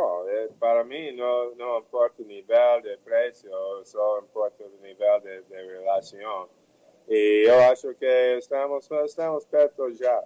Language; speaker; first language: Portuguese; non-native, fluent; English